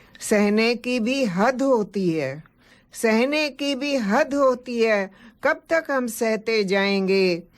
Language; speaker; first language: Hindi; non-native, local second language; Sindhi